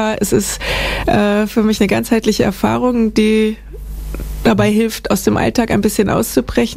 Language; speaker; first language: German; native; German